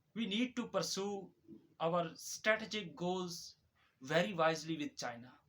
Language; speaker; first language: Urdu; non-native, local second language; Saraiki